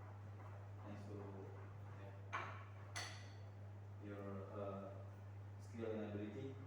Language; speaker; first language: English; non-native, learner; Indonesian